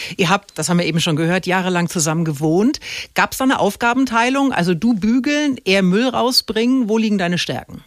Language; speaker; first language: German; native; German